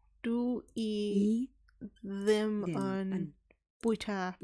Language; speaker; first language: Welsh; non-native, learner; English